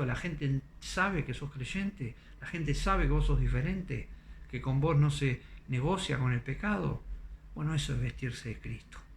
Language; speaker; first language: Spanish; native; Spanish